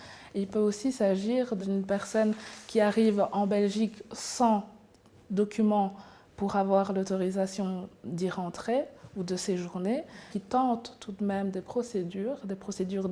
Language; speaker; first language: French; native; French